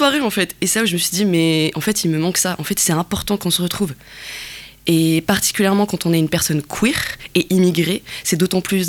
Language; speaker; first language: French; non-native, local second language; Kabyle